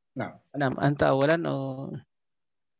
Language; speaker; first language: Arabic; non-native, fluent; Indonesian